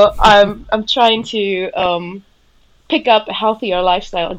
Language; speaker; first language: English; non-native, fluent; German